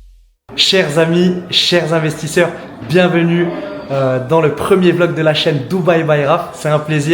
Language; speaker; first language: French; native; French